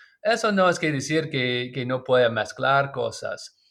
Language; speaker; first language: Spanish; non-native, learner; English